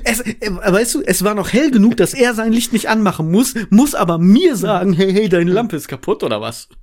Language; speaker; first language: German; native; German